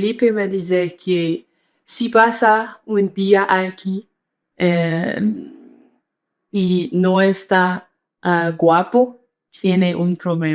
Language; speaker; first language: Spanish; non-native, learner; French